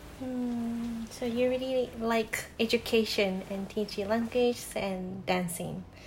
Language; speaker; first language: English; non-native, fluent; Japanese